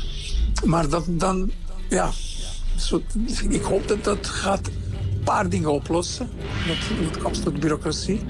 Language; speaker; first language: Dutch; non-native, fluent; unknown